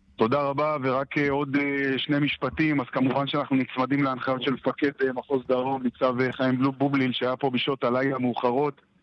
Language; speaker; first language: Hebrew; native; Hebrew